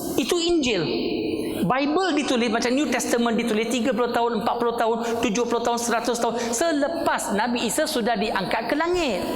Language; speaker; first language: Malay; non-native, local second language; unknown